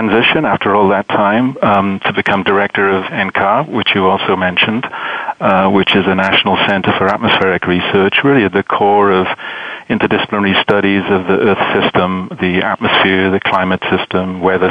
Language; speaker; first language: English; native; English